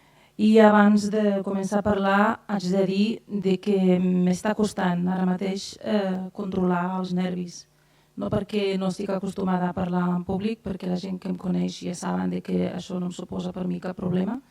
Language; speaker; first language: Catalan; non-native, fluent; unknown